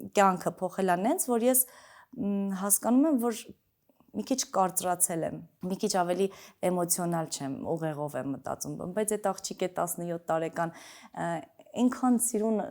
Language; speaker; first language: Armenian; early bilingual, other home language; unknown